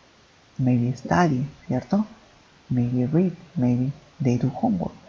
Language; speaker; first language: English; non-native, fluent; Spanish